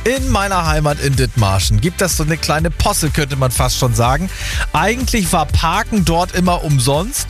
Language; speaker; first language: German; native; German